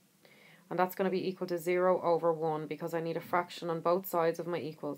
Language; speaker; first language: English; native; English